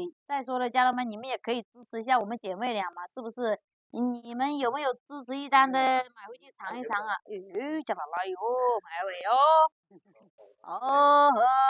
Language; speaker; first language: Chinese; native; Chinese